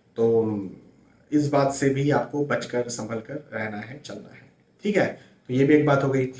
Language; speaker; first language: Hindi; native; Hindi